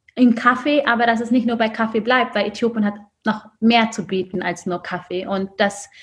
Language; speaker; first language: German; native; German